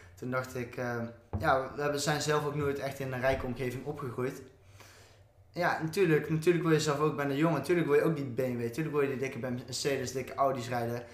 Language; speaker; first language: Dutch; native; Dutch